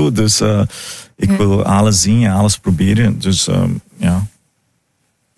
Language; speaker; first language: Dutch; non-native, fluent; Portuguese